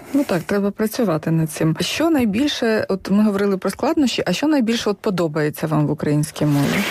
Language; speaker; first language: Ukrainian; native; Ukrainian